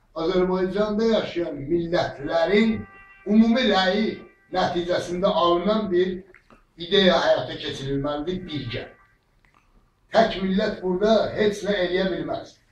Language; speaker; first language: Azerbaijani; non-native, local second language; Talysh